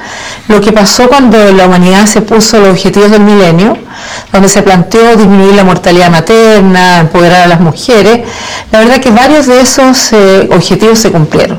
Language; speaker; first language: Spanish; native; Spanish